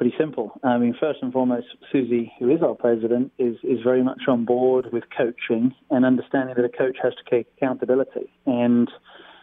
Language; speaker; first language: English; native; English